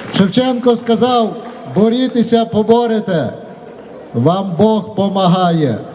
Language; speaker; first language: Ukrainian; native; Ukrainian